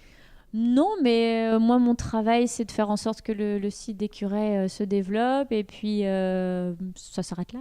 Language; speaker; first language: French; native; French